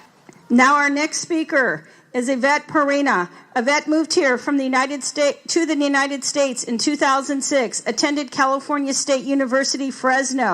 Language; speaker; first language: English; native; English